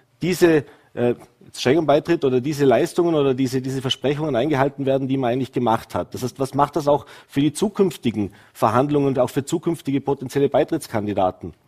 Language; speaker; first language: German; native; German